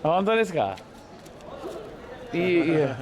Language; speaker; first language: Japanese; non-native, learner; English